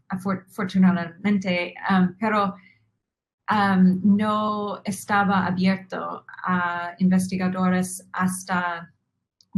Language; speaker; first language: Spanish; non-native, fluent; English